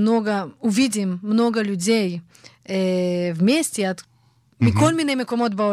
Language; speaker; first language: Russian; early bilingual, heritage; Russian